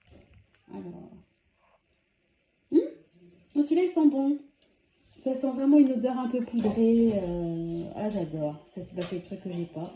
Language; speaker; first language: French; native; French